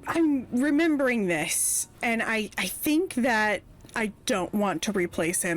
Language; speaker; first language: English; native; English